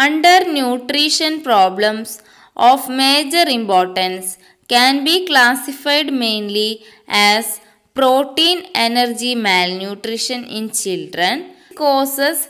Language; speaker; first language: English; non-native, local second language; Malayalam